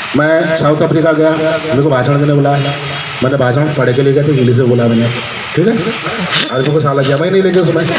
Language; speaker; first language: Hindi; native; Hindi